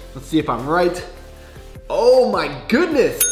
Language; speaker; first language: English; native; English